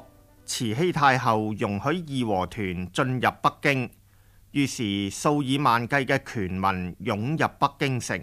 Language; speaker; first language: Chinese; non-native, local second language; Cantonese